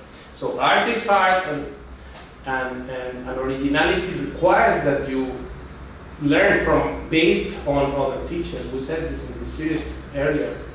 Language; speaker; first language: English; non-native, fluent; Spanish